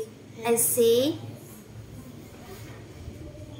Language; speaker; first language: English; non-native, learner; Vietnamese